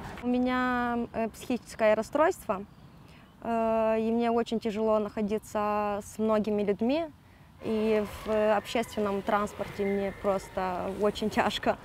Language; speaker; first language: Russian; non-native, local second language; Romanian